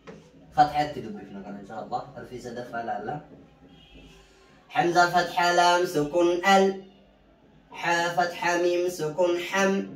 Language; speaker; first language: Arabic; non-native, fluent; Oromo